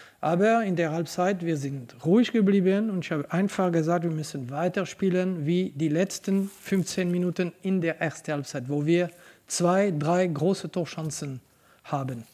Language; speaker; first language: German; non-native, local second language; French